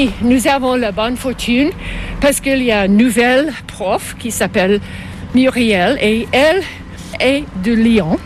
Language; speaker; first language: French; non-native, local second language; English